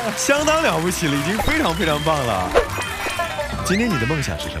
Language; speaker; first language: Chinese; native; Chinese